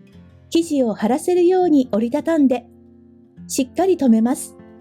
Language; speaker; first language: Japanese; native; Japanese